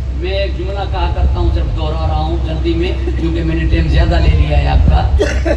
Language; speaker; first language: Urdu; non-native, local second language; Sindhi